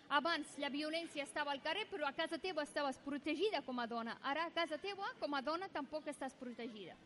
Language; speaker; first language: Catalan; non-native, fluent; Persian